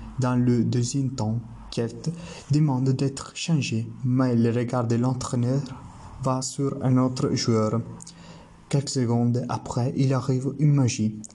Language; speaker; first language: French; non-native, learner; Italian